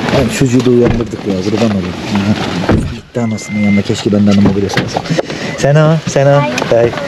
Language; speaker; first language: Turkish; native; Turkish